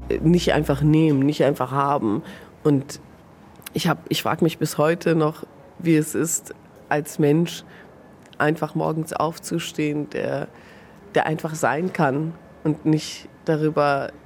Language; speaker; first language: German; early bilingual, other home language; Persian